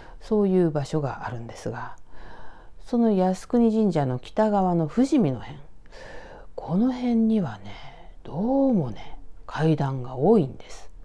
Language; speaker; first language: Japanese; native; Japanese